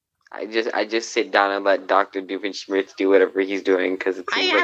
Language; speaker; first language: English; native; English